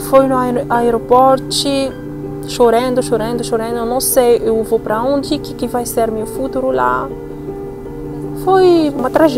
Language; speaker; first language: Portuguese; non-native, learner; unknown